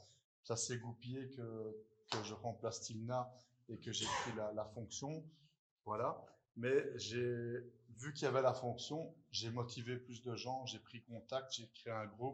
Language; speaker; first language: French; native; French